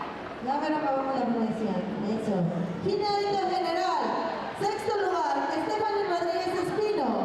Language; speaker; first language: Spanish; native; Spanish